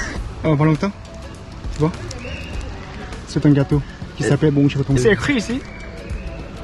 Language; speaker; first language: French; non-native, learner; Korean